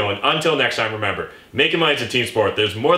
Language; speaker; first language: English; native; English